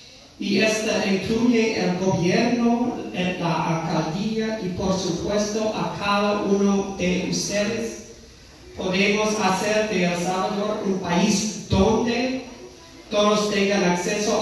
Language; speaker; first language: Spanish; non-native, fluent; English